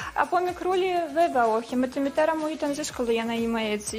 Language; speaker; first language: Greek; non-native, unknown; Russian